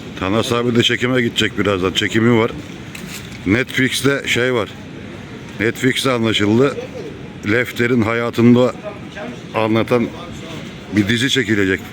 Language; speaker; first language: Turkish; native; Turkish